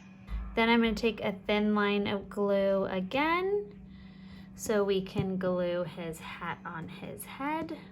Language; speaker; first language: English; native; English